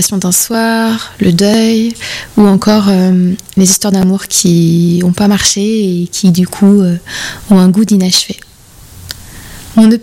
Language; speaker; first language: French; native; French